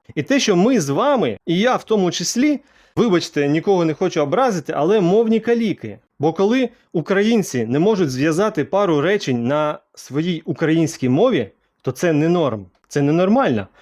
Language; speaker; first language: Ukrainian; non-native, local second language; Russian